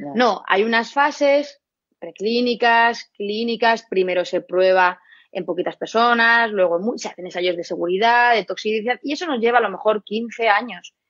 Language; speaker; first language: Spanish; native; Spanish